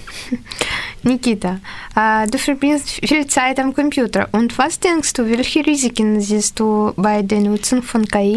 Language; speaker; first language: German; non-native, learner; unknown